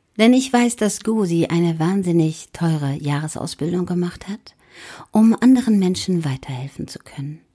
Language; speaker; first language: German; native; German